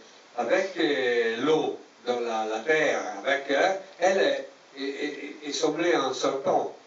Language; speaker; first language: French; non-native, learner; Italian